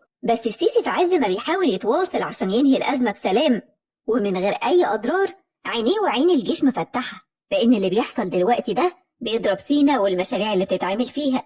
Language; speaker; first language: Arabic; native; Arabic